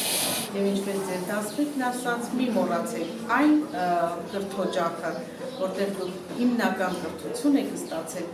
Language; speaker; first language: Armenian; native; Armenian